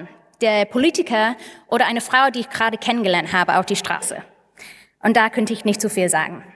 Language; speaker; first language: German; non-native, fluent; English